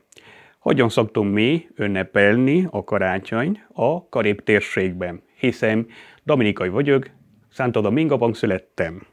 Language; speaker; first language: Hungarian; non-native, fluent; Spanish